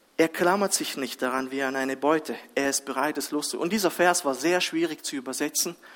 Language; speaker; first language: German; early bilingual, other home language; Russian